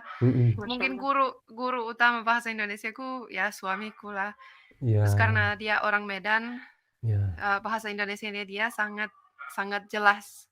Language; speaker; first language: Indonesian; non-native, fluent; Finnish